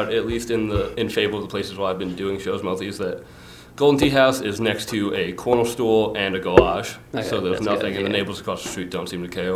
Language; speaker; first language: English; native; English